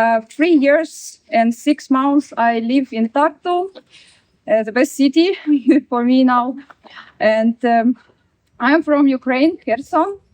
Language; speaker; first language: English; non-native, learner; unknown